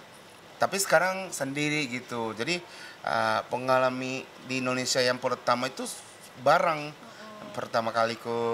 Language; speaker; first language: Indonesian; non-native, fluent; Japanese